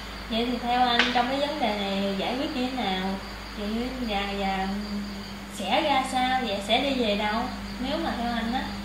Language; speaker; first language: Vietnamese; native; Vietnamese